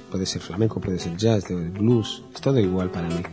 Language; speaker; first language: Spanish; non-native, fluent; Hebrew